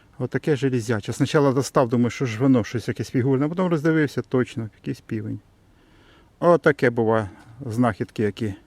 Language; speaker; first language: Ukrainian; non-native, local second language; Russian